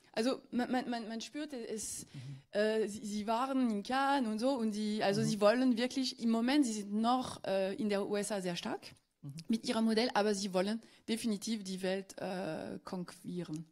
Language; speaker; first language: German; non-native, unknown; French